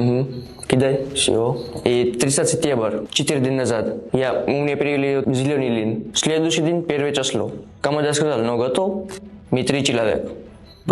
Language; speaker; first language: Russian; non-native, learner; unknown